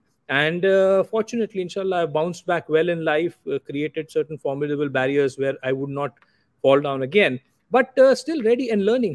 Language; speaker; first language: English; non-native, local second language; Gujarati